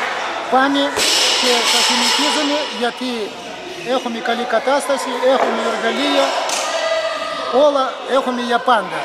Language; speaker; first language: Greek; non-native, learner; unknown